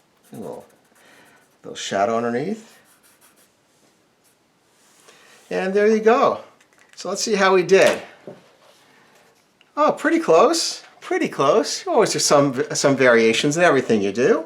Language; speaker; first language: English; native; English